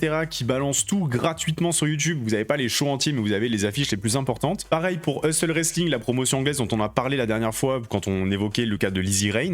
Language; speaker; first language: French; native; French